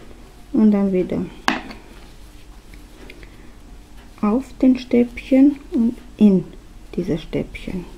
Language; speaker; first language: German; non-native, fluent; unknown